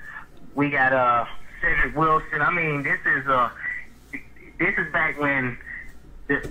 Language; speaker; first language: English; native; English